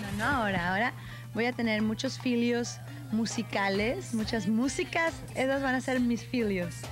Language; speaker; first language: Portuguese; non-native, learner; Spanish